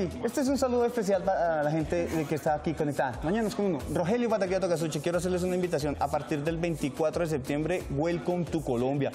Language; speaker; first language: Spanish; native; Spanish